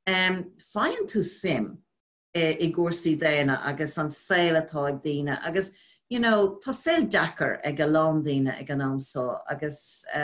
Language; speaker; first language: Irish; non-native, local second language; English